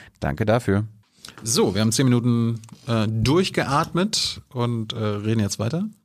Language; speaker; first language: German; native; German